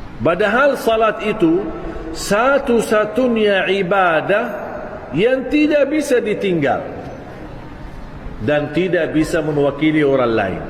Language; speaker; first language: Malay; non-native, fluent; Arabic